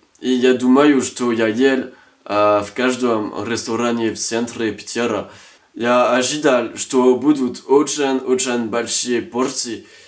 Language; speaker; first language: Russian; non-native, learner; French